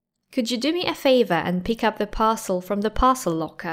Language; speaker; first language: English; non-native, fluent; Polish